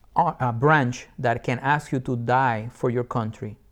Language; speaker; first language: English; non-native, fluent; Spanish